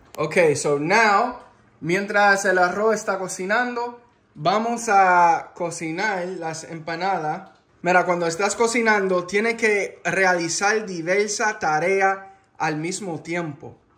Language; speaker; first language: Spanish; early bilingual, heritage; Spanish